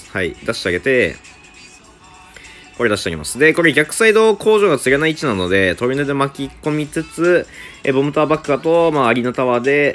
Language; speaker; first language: Japanese; native; Japanese